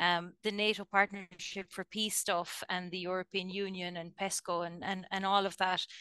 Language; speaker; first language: English; native; English